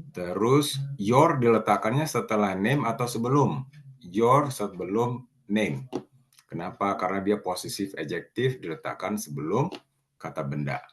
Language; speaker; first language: Indonesian; native; Indonesian